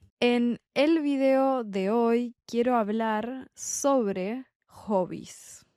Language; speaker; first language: Spanish; native; Spanish